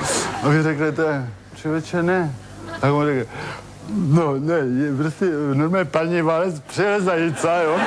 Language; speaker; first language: Czech; native; Czech